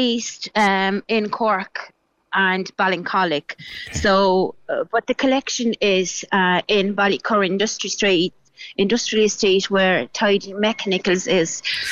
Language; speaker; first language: English; non-native, fluent; Polish